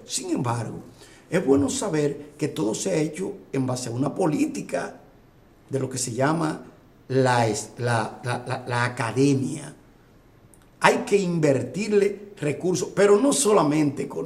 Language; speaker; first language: Spanish; native; Spanish